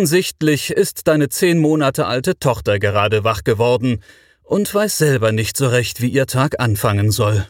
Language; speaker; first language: German; native; German